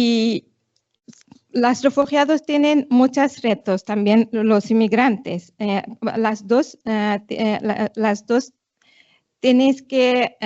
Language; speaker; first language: Spanish; non-native, fluent; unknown